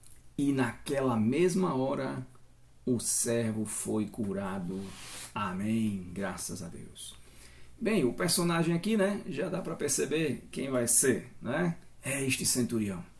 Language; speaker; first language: Portuguese; native; Portuguese